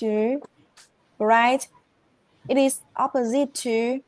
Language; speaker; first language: English; non-native, learner; Vietnamese